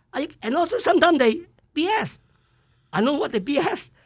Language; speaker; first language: English; non-native, local second language; Cantonese